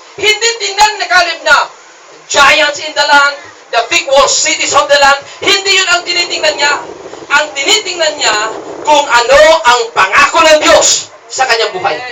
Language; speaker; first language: Filipino; non-native, local second language; Cebuano